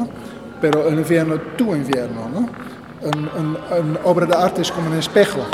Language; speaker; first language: Spanish; non-native, learner; Dutch